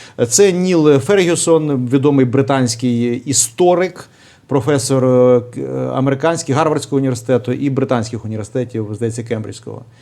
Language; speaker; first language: Ukrainian; native; Ukrainian